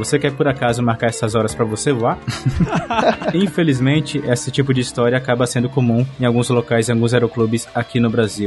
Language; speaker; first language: Portuguese; native; Portuguese